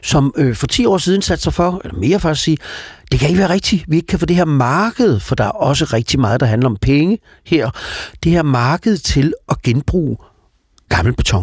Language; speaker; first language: Danish; native; Danish